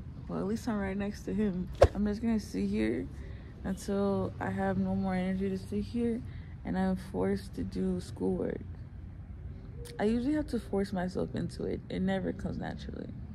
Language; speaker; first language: English; native; English